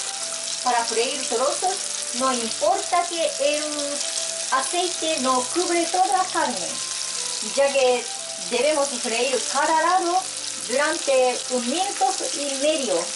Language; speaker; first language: Spanish; non-native, fluent; Japanese